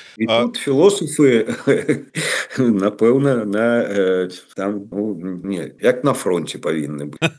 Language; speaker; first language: Belarusian; non-native, local second language; Russian